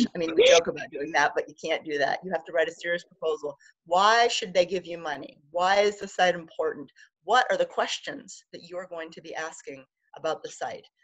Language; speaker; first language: English; native; English